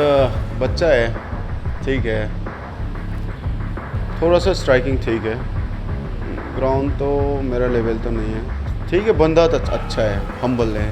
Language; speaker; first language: Hindi; non-native, local second language; Manipuri